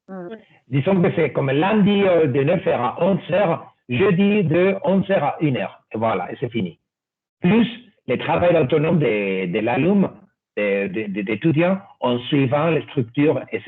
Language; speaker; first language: French; non-native, fluent; Spanish